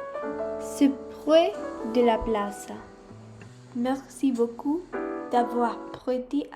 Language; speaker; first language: French; non-native, learner; Spanish